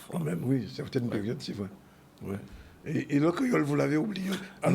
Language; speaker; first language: French; native; French